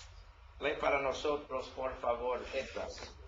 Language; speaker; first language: Spanish; non-native, learner; English